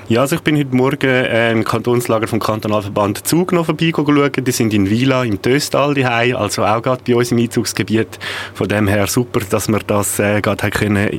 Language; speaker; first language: German; native; German